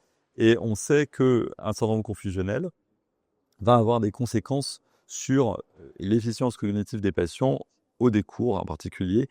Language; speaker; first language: French; native; French